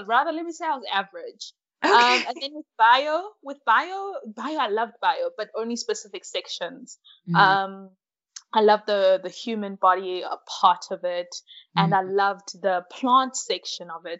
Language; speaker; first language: English; early bilingual, other home language; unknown